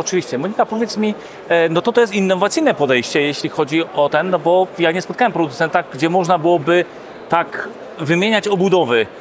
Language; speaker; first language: Polish; native; Polish